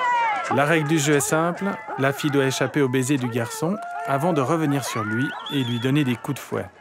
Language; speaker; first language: French; native; French